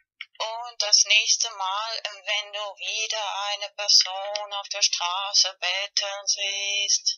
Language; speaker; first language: German; non-native, fluent; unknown